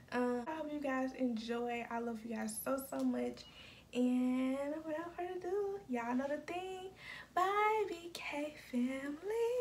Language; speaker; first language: English; native; English